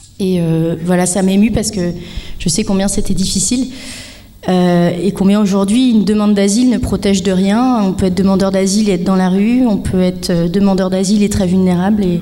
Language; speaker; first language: French; native; French